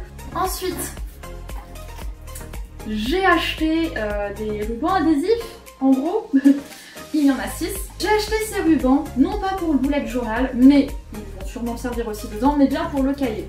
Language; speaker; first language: French; native; French